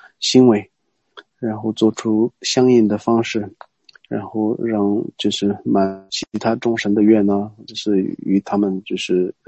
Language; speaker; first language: Chinese; non-native, local second language; Tibetan